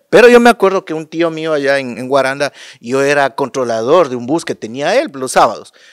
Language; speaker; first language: Spanish; native; Spanish